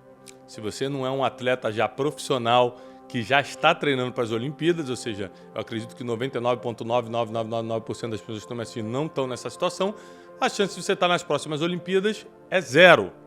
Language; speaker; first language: Portuguese; native; Portuguese